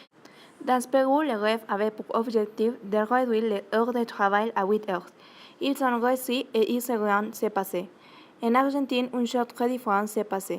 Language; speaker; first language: French; non-native, learner; Spanish